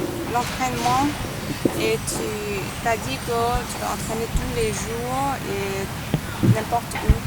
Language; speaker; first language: French; non-native, learner; Vietnamese